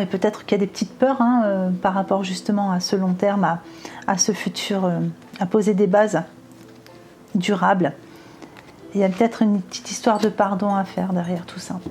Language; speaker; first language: French; native; French